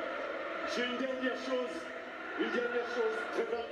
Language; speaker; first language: French; native; French